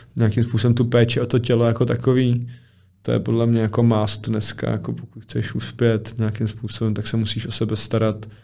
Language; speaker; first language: Czech; early bilingual, other home language; Bosnian